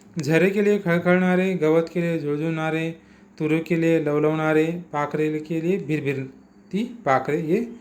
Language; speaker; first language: Hindi; non-native, local second language; Marathi